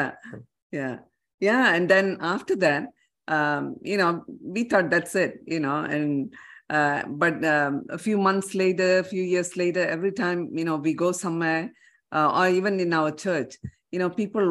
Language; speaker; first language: English; non-native, local second language; Tamil